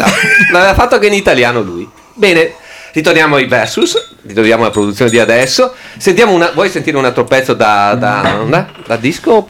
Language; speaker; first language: Italian; native; Italian